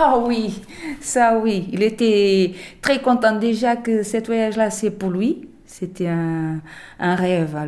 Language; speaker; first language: French; non-native, learner; Portuguese